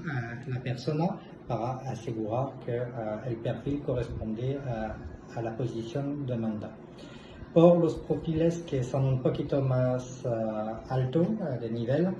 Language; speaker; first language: Spanish; non-native, fluent; French